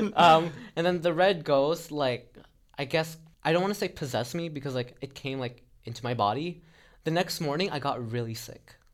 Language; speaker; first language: English; non-native, local second language; Filipino